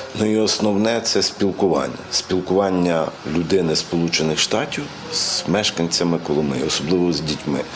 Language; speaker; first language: Ukrainian; native; Ukrainian